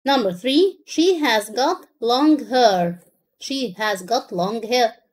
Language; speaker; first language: English; non-native, fluent; Arabic